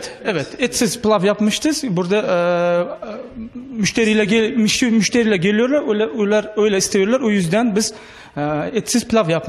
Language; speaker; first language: Turkish; non-native, learner; Uzbek